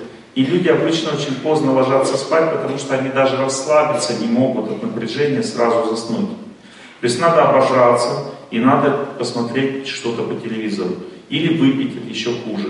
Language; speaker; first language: Russian; native; Russian